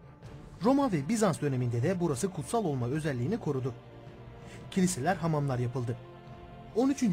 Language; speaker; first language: Turkish; native; Turkish